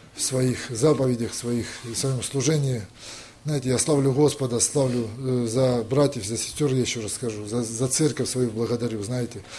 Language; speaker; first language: Russian; native; Russian